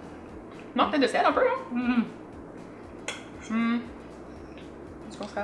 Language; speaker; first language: French; native; French